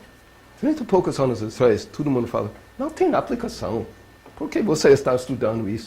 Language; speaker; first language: Portuguese; non-native, learner; English